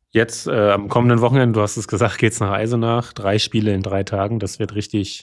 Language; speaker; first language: German; native; German